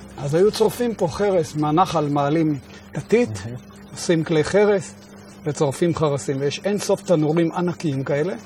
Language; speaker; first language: Hebrew; early bilingual, other home language; German